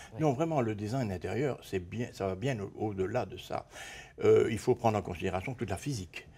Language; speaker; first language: French; native; French